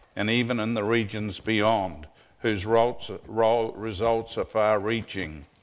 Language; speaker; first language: English; native; English